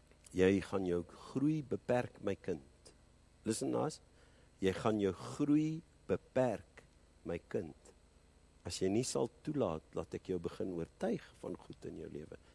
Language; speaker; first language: Afrikaans; early bilingual, heritage; Afrikaans